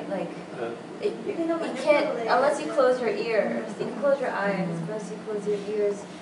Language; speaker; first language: English; non-native, learner; Chinese